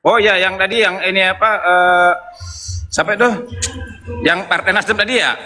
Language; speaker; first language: Indonesian; native; Indonesian